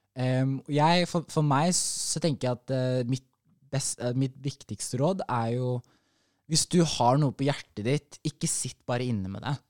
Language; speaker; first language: Norwegian; early bilingual, other home language; Somali